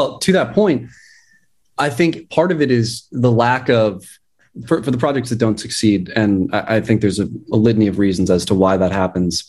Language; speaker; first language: English; native; English